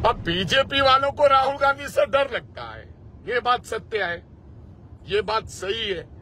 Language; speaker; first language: Hindi; non-native, local second language; Punjabi